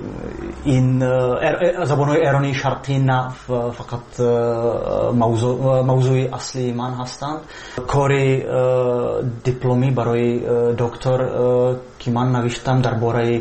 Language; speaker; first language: Persian; non-native, fluent; Czech